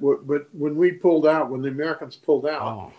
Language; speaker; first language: English; native; English